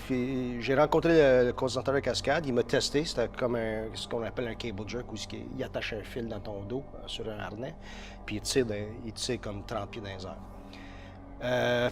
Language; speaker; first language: French; early bilingual, heritage; French